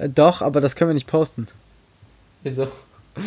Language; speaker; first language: German; native; German